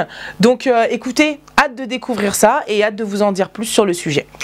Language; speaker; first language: French; native; French